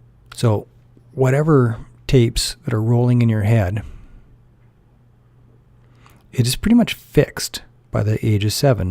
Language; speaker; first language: English; native; English